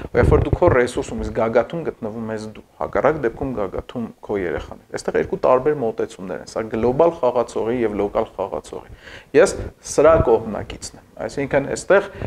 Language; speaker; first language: Armenian; native; Armenian